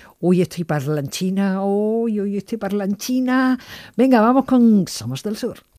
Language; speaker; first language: Spanish; native; Spanish